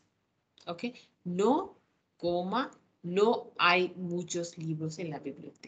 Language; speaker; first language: Spanish; non-native, fluent; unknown